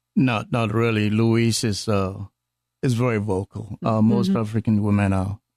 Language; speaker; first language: English; non-native, local second language; Akan